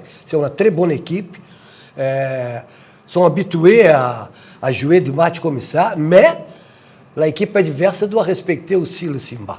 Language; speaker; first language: French; non-native, fluent; Portuguese